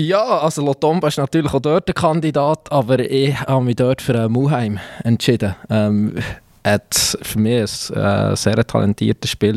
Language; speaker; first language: German; native; German